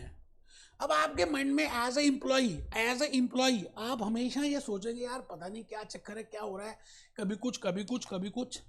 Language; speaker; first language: Hindi; native; Hindi